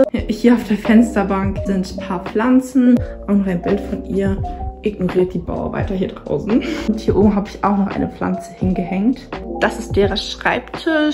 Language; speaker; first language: German; native; German